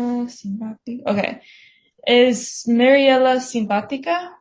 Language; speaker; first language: Spanish; non-native, learner; English